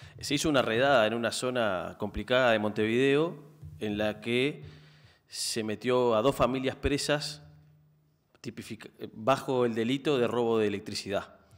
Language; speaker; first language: Spanish; native; Spanish